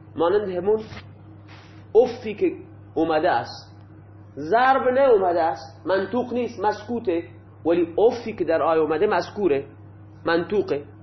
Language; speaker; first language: Persian; non-native, local second language; Baluchi